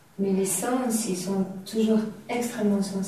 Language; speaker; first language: French; native; French